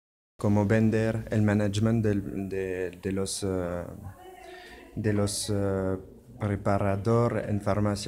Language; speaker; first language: Spanish; non-native, learner; French